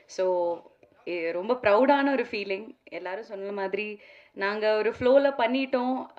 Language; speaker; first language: Tamil; non-native, local second language; Malayalam